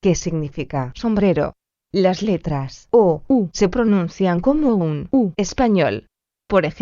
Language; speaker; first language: Spanish; non-native, fluent; French